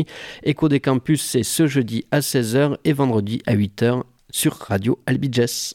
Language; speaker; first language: French; native; French